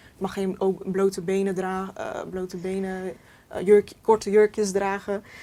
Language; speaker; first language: Dutch; early bilingual, other home language; Turkish